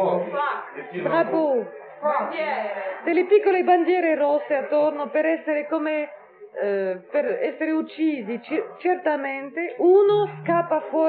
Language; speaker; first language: Italian; non-native, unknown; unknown